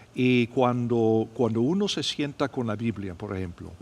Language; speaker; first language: Spanish; non-native, fluent; English